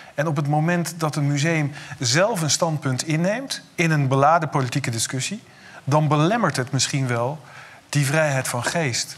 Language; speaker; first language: Dutch; native; Dutch